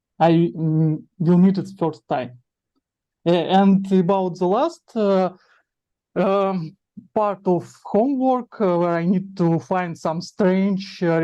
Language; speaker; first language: English; non-native, learner; Russian